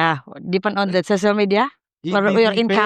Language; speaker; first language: English; non-native, learner; Indonesian